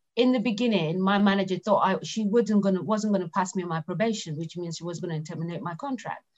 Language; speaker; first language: English; non-native, local second language; Yoruba